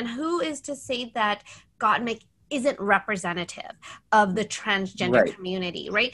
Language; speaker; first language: English; native; English